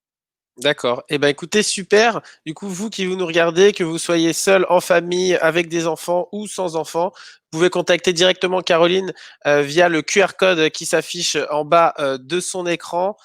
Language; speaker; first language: French; native; French